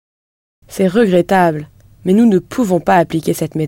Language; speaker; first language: French; non-native, learner; English